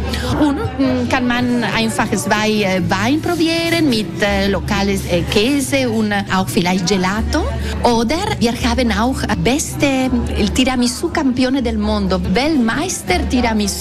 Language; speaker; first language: German; non-native, local second language; Italian